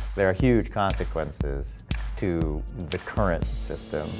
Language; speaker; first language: English; native; English